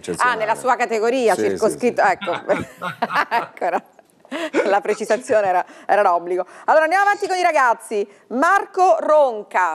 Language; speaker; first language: Italian; native; Italian